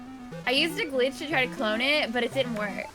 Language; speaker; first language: English; native; English